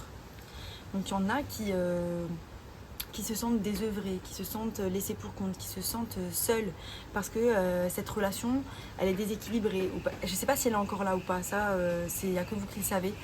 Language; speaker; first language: French; native; French